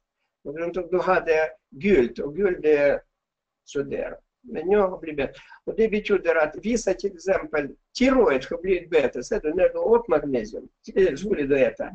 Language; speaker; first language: Swedish; non-native, fluent; Russian